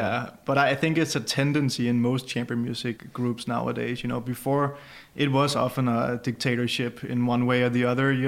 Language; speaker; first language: English; non-native, fluent; Danish